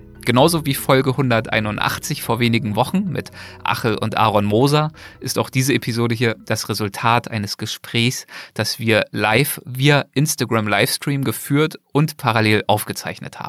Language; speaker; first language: German; native; German